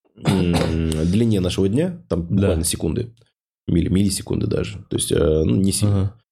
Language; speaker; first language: Russian; native; Russian